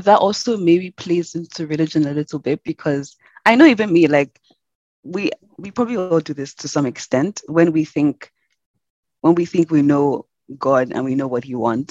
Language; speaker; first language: English; non-native, local second language; Yoruba